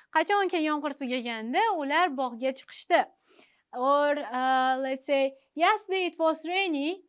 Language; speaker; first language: English; non-native, fluent; Uzbek